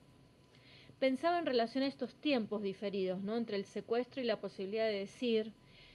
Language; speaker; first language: Spanish; native; Spanish